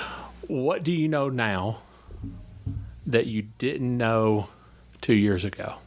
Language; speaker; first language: English; native; English